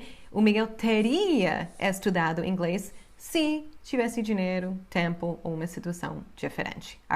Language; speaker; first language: Portuguese; non-native, fluent; English